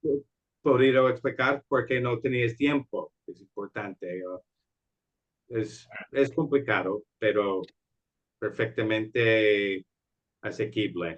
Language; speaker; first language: Spanish; non-native, fluent; English